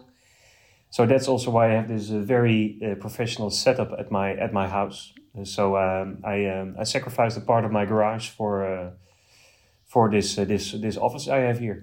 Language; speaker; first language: English; non-native, fluent; Dutch